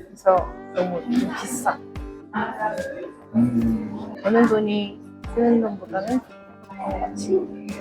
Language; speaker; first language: Korean; non-native, fluent; Mongolian